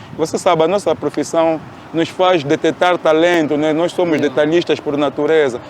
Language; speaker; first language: Portuguese; native; Portuguese